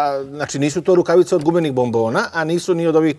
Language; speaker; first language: Serbian; native; Serbian